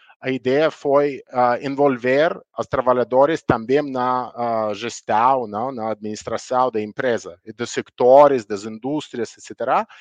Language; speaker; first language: Portuguese; non-native, learner; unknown